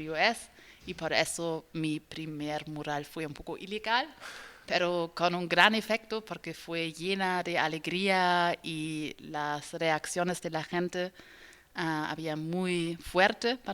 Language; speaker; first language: Spanish; non-native, learner; German